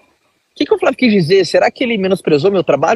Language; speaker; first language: Portuguese; native; Portuguese